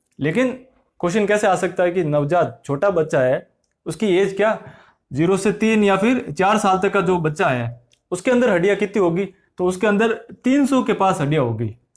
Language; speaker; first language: Hindi; native; Hindi